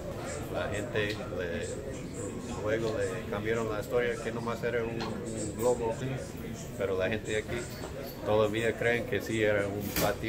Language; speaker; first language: Spanish; non-native, learner; English